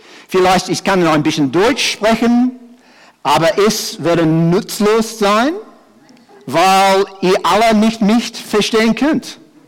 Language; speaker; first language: German; non-native, learner; English